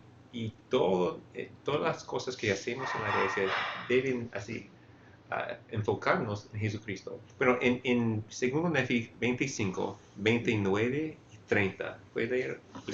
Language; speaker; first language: Spanish; non-native, fluent; English